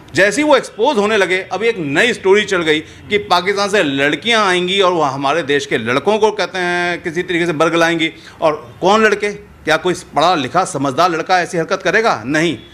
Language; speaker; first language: Hindi; native; Hindi